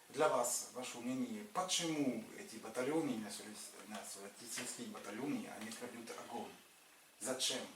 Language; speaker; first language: Russian; non-native, fluent; French